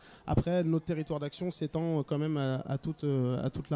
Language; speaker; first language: French; native; French